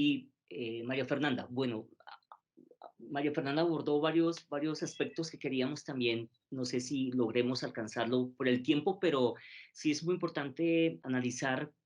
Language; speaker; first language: Spanish; native; Spanish